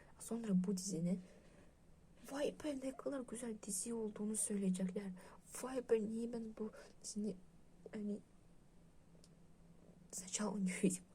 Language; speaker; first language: Turkish; non-native, learner; Russian